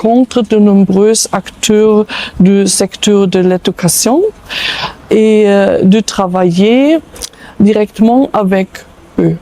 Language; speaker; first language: French; non-native, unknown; German